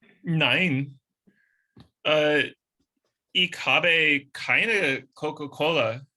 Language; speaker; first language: German; non-native, learner; English